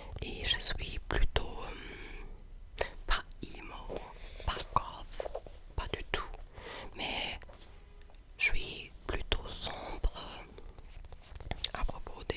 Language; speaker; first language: French; non-native, learner; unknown